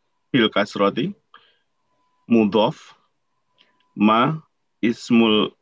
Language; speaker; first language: Arabic; non-native, learner; Indonesian